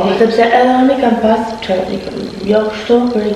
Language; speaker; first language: Albanian; early bilingual, heritage; Albanian